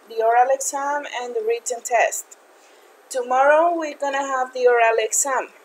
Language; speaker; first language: English; non-native, fluent; Spanish